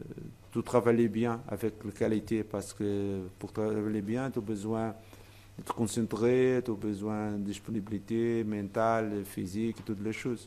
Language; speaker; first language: French; non-native, fluent; Portuguese